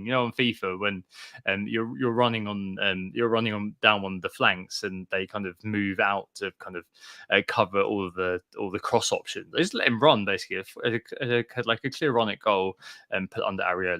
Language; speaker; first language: English; native; English